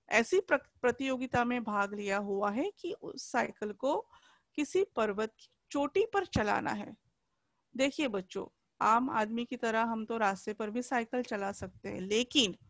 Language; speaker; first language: Hindi; non-native, local second language; Marathi